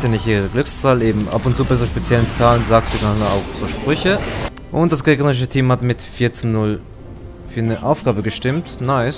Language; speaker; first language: German; native; German